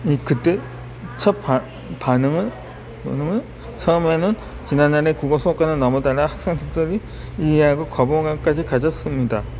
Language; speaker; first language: Korean; native; Korean